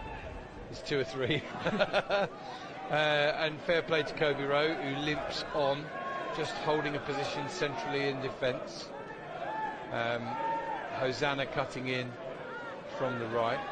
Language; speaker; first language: English; native; English